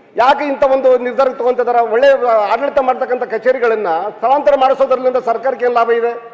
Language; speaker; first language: Kannada; native; Kannada